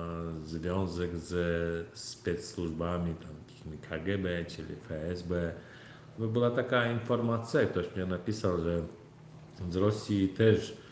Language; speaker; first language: Polish; non-native, learner; Turkmen